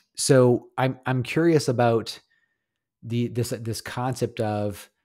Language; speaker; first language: English; native; English